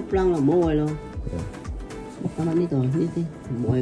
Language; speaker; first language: Cantonese; native; Cantonese